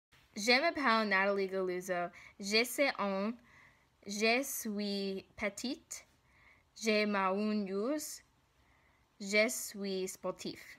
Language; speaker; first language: French; non-native, learner; English